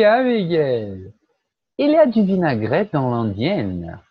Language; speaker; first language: French; non-native, fluent; Portuguese